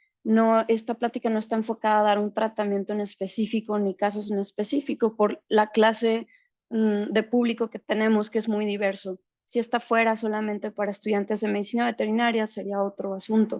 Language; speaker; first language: Spanish; native; Spanish